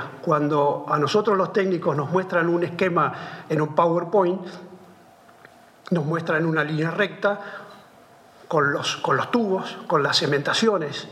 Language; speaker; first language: Spanish; native; Spanish